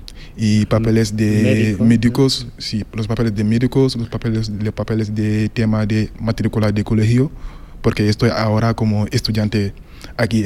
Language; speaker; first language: Spanish; non-native, learner; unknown